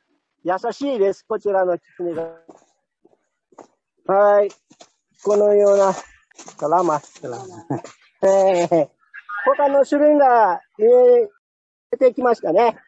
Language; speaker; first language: Japanese; non-native, fluent; Malagasy